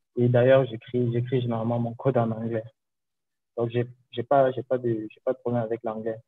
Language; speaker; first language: French; native; French